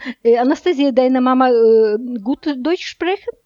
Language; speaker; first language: German; non-native, learner; Russian